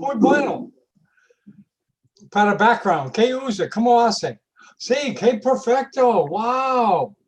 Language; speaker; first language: Spanish; non-native, learner; English